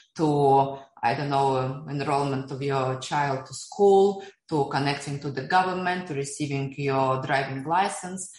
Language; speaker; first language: English; non-native, fluent; Russian